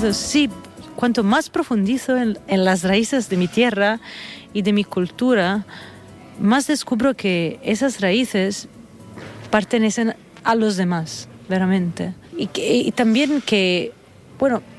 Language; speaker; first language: Spanish; non-native, fluent; Italian